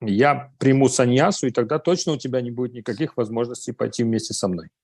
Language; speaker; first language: Russian; native; Russian